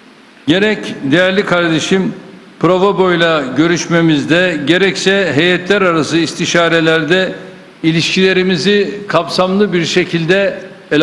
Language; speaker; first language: Turkish; native; Turkish